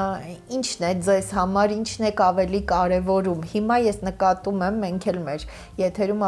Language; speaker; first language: Armenian; native; Armenian